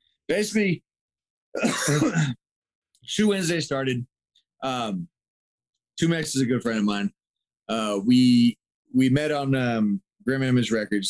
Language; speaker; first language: English; native; English